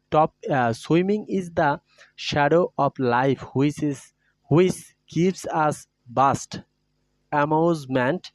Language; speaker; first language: English; non-native, local second language; Bangla